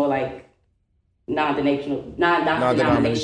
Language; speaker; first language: English; native; English